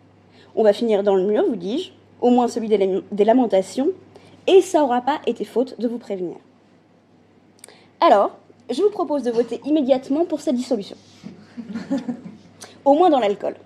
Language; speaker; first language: French; native; French